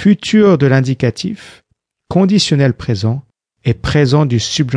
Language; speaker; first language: French; non-native, fluent; English